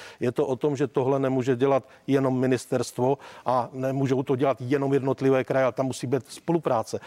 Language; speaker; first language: Czech; native; Czech